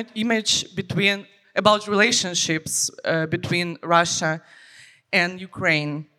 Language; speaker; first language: English; non-native, fluent; Ukrainian